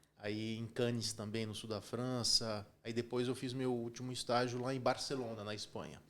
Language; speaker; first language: Portuguese; early bilingual, heritage; Portuguese